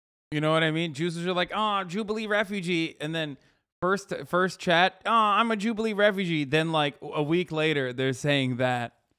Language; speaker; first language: English; early bilingual, other home language; Turkish